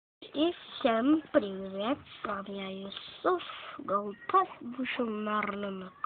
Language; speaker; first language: Russian; non-native, learner; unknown